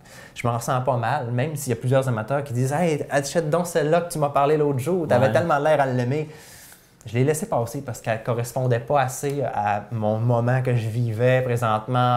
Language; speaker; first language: French; native; French